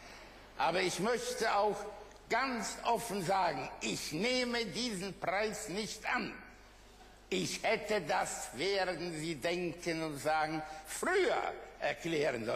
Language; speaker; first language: German; early bilingual, other home language; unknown